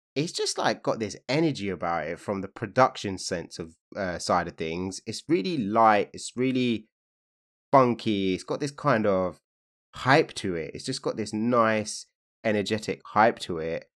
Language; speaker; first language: English; native; English